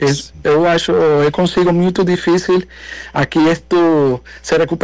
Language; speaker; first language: Portuguese; non-native, learner; Spanish